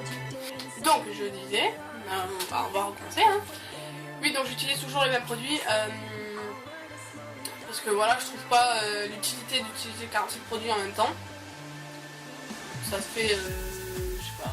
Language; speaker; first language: French; native; French